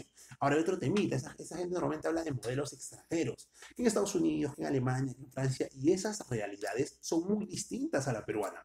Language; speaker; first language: Spanish; native; Spanish